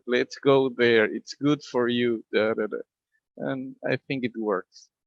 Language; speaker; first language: English; non-native, fluent; Spanish